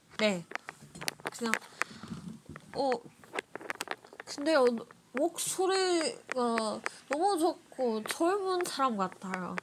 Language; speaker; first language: Korean; non-native, learner; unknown